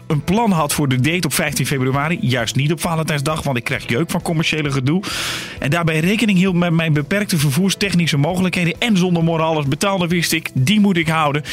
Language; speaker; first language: Dutch; native; Dutch